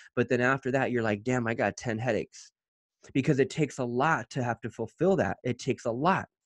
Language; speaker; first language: English; native; English